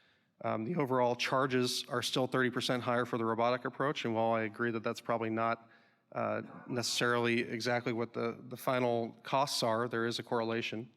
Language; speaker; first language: English; native; English